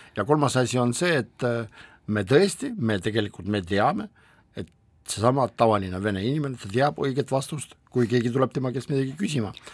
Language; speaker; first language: Estonian; non-native, local second language; Russian